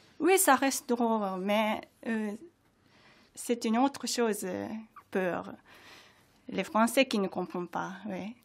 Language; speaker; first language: French; non-native, fluent; Japanese